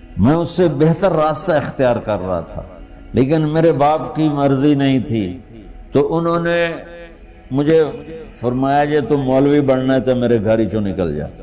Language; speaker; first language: Urdu; non-native, local second language; Punjabi